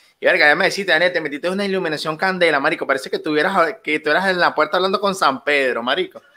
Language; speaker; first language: Spanish; native; Spanish